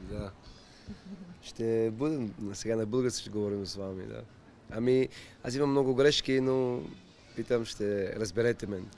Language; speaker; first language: Bulgarian; non-native, learner; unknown